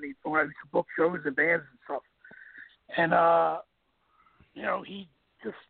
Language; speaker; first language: English; native; English